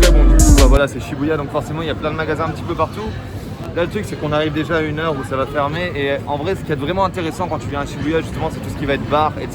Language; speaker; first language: French; native; French